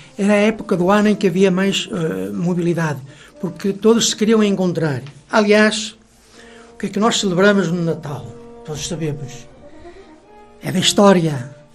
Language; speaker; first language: Portuguese; native; Portuguese